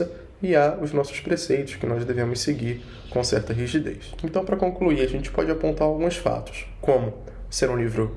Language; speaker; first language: Portuguese; native; Portuguese